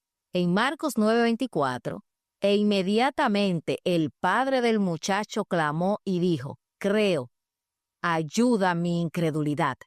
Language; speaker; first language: Spanish; native; Spanish